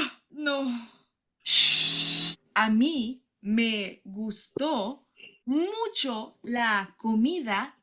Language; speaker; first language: Spanish; non-native, learner; English